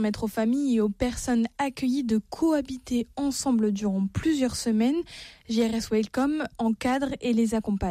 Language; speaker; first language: French; native; French